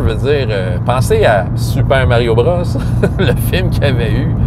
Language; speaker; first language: French; native; French